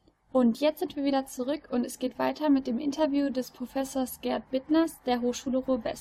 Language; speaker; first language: German; native; German